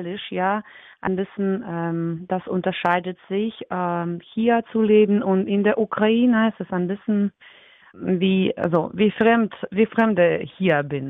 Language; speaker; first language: German; non-native, learner; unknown